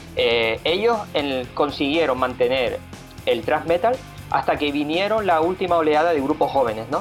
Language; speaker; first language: Spanish; native; Spanish